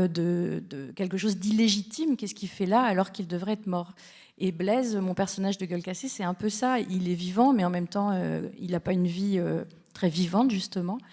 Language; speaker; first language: French; native; French